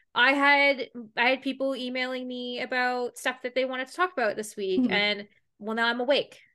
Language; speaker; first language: English; native; English